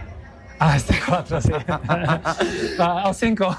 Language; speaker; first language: Spanish; non-native, fluent; Polish